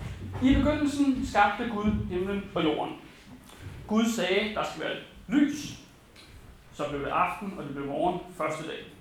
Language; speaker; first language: Danish; native; Danish